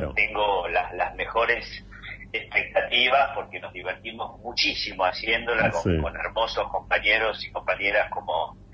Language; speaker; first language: Spanish; native; Spanish